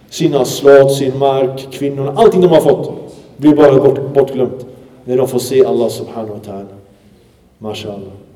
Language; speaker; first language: Swedish; early bilingual, other home language; Arabic